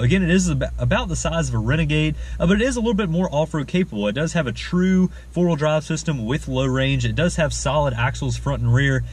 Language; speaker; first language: English; native; English